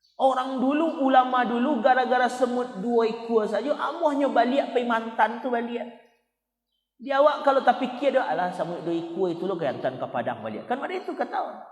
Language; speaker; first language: Malay; non-native, local second language; Minangkabau